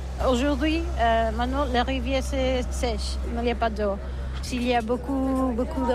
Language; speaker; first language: French; non-native, learner; Catalan